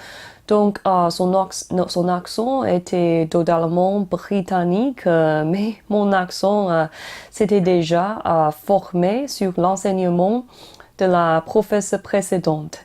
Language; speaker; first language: French; non-native, learner; Chinese